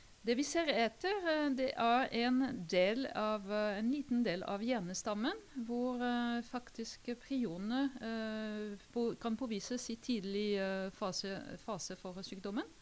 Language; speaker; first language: Norwegian; non-native, fluent; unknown